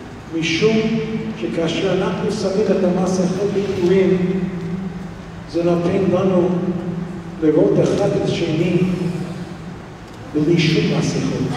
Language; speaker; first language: Hebrew; non-native, fluent; English